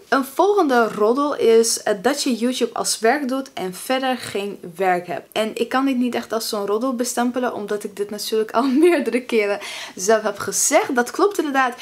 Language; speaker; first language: Dutch; early bilingual, other home language; Russian